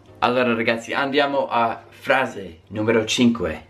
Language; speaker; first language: Italian; non-native, fluent; English